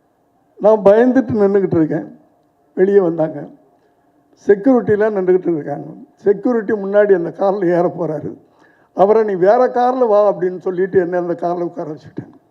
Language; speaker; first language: Tamil; native; Tamil